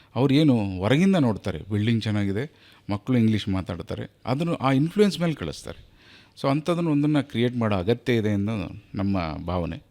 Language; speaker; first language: Kannada; native; Kannada